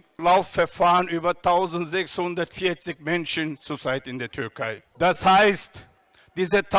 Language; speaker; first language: German; non-native, fluent; Turkish